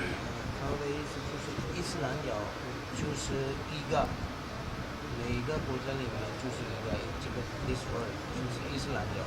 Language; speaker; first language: Chinese; non-native, learner; Punjabi